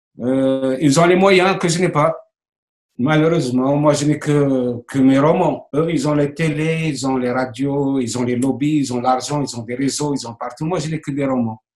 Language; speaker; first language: French; non-native, local second language; Arabic